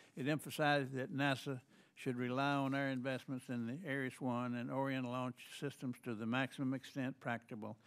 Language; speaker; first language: English; native; English